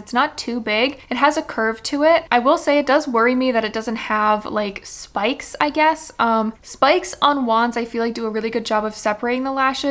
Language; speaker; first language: English; native; English